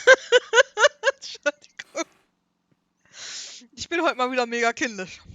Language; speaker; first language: German; native; German